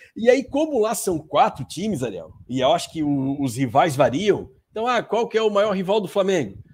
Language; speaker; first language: Portuguese; native; Portuguese